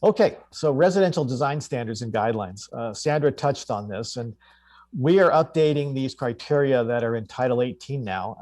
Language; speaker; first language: English; native; English